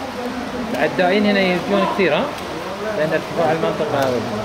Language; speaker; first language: Arabic; native; Arabic